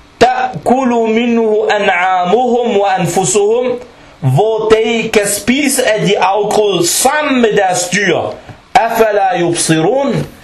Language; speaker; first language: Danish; early bilingual, other home language; Arabic